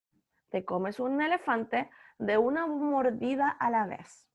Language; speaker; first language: Spanish; native; Spanish